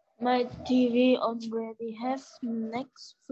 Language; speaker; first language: English; non-native, learner; Vietnamese